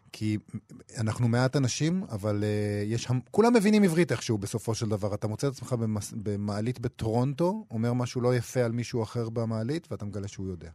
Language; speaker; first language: Hebrew; native; Hebrew